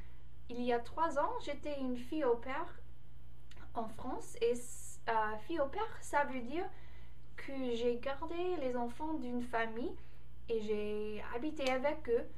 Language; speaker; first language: French; non-native, learner; English